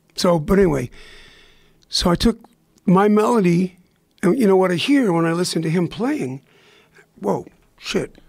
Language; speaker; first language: English; native; English